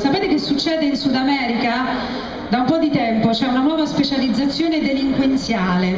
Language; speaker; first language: Italian; native; Italian